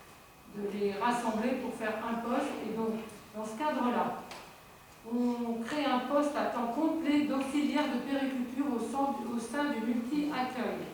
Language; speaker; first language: French; native; French